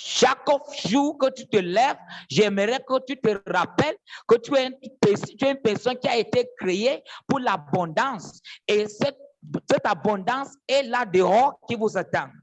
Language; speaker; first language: French; non-native, fluent; English